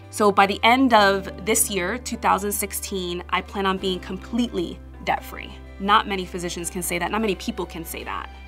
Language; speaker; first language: English; native; English